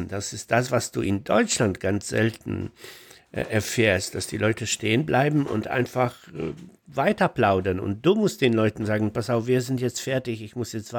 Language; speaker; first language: German; non-native, fluent; Polish